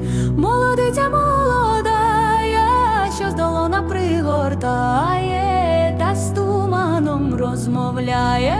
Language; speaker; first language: Ukrainian; native; Ukrainian